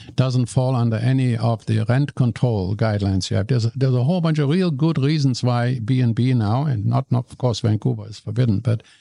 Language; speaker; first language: English; non-native, fluent; German